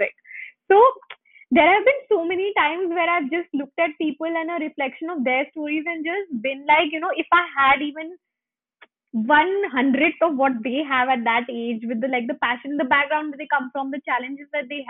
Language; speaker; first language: English; non-native, local second language; Hindi